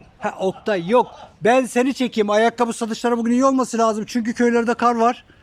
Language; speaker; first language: Turkish; native; Turkish